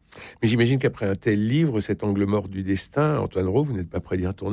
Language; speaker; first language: French; native; French